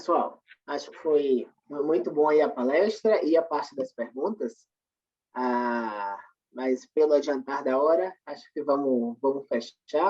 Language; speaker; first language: Portuguese; native; Portuguese